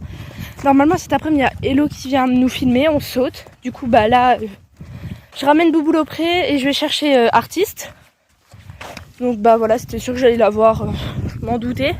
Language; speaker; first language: French; native; French